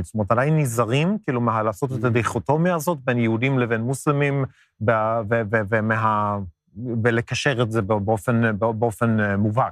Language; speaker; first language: Hebrew; non-native, fluent; Swedish